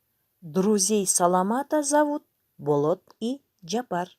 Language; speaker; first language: Russian; non-native, local second language; Kyrgyz